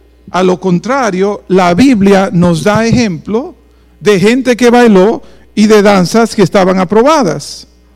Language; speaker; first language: Spanish; native; Spanish